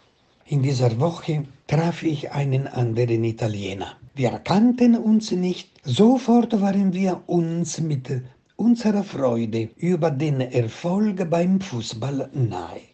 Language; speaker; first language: German; non-native, fluent; Italian